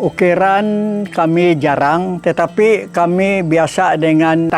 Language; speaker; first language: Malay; non-native, local second language; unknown